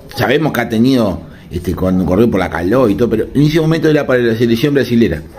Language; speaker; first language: Spanish; native; Spanish